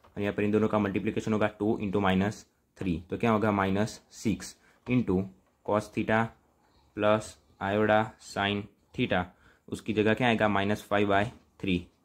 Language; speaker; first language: Hindi; non-native, local second language; Gujarati